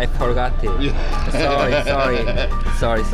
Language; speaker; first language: English; non-native, learner; Korean